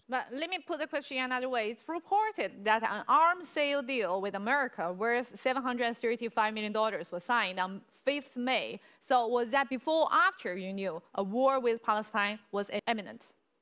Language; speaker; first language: English; non-native, fluent; Chinese